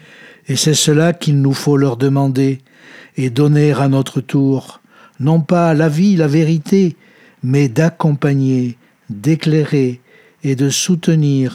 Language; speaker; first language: French; native; French